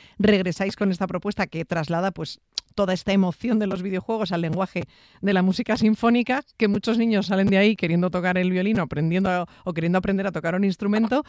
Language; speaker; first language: Spanish; native; Spanish